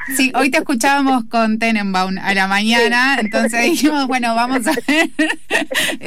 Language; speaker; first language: Spanish; native; Spanish